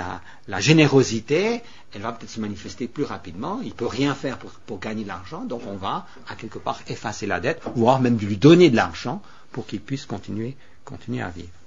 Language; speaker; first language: French; native; French